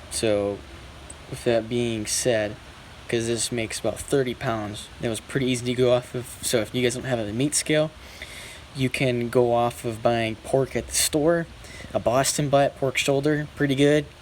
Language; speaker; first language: English; native; English